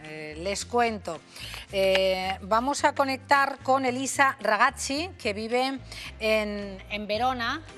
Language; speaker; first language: Spanish; native; Spanish